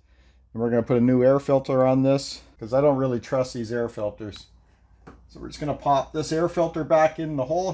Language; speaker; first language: English; native; English